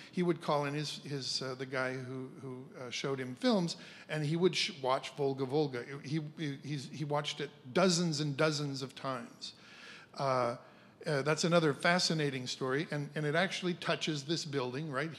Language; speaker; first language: English; native; English